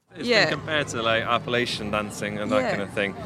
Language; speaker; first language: English; non-native, local second language; Welsh